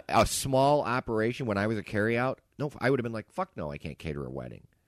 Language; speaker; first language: English; early bilingual, other home language; Italian